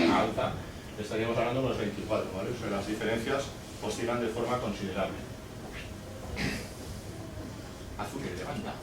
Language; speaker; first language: Spanish; native; Spanish